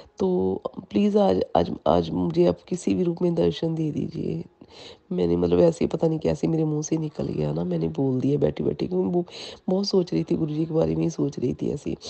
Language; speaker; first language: Hindi; non-native, local second language; Punjabi